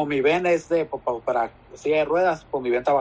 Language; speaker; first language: Spanish; native; Spanish